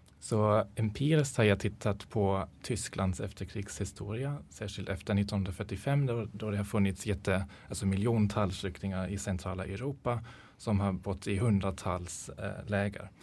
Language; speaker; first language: Swedish; non-native, fluent; German